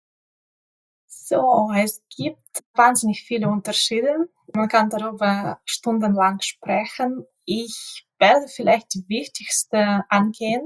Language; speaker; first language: German; non-native, fluent; Ukrainian